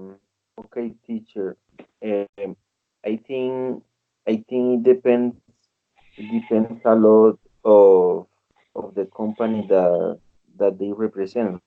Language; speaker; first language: English; non-native, learner; Spanish